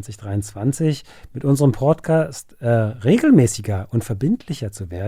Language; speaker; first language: German; native; German